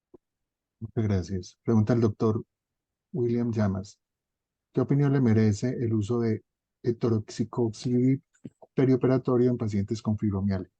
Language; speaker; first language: Spanish; native; Spanish